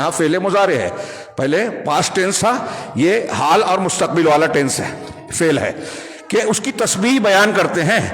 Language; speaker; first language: Urdu; native; Urdu